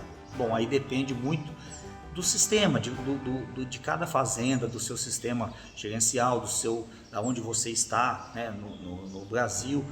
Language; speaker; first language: Portuguese; native; Portuguese